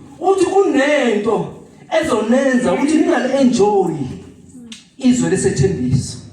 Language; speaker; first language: Zulu; native; Zulu